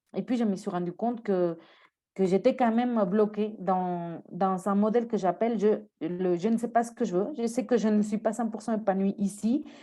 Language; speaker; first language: French; non-native, fluent; Spanish